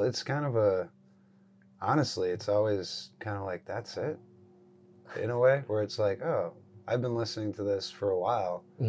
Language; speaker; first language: English; native; English